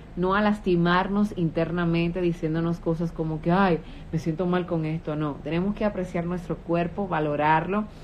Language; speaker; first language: Spanish; native; Spanish